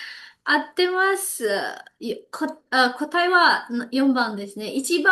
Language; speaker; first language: Japanese; non-native, learner; Indonesian